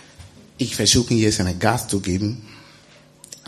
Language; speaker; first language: German; non-native, learner; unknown